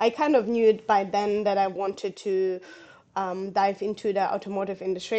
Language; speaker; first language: English; non-native, fluent; German